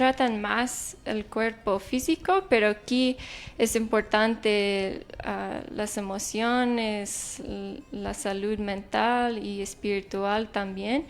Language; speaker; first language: Spanish; non-native, fluent; English